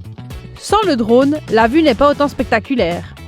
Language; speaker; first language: French; native; French